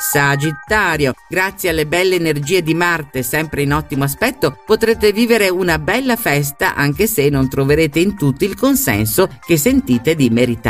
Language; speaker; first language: Italian; native; Italian